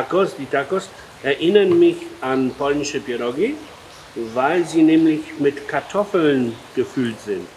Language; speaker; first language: German; non-native, fluent; Polish